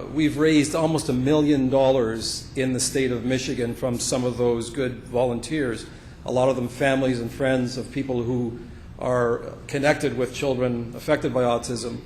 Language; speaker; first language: English; native; English